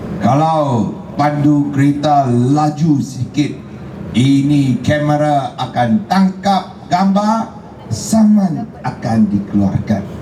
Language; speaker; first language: Malay; non-native, local second language; Chinese